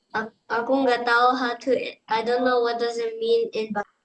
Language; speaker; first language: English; non-native, fluent; Indonesian